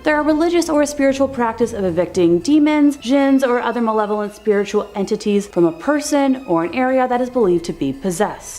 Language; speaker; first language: English; native; English